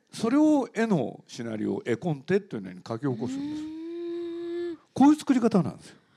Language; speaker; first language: Japanese; native; Japanese